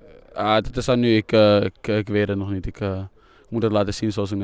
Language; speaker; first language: Dutch; native; Dutch